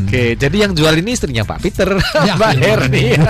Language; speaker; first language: Indonesian; native; Indonesian